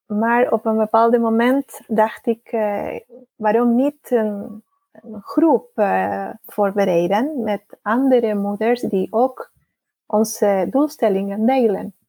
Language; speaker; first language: Dutch; non-native, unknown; Spanish